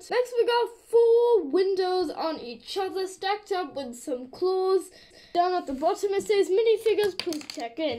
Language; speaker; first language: English; native; English